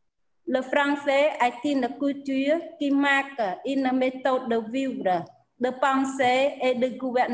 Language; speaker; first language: French; non-native, fluent; Khmer